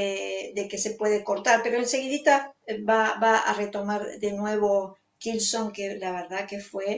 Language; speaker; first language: Spanish; native; Spanish